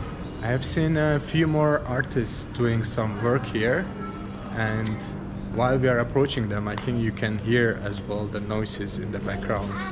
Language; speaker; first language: English; non-native, fluent; Azerbaijani